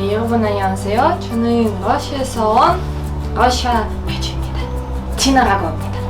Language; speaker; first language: Korean; non-native, learner; Russian